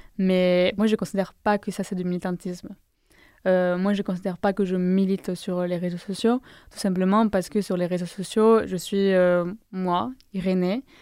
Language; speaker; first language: French; non-native, fluent; Spanish